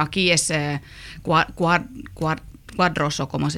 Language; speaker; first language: Spanish; non-native, learner; Finnish